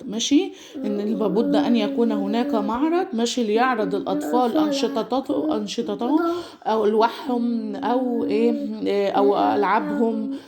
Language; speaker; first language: Arabic; native; Arabic